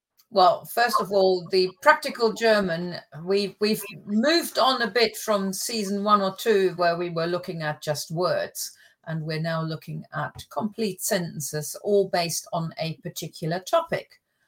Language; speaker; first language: English; early bilingual, other home language; German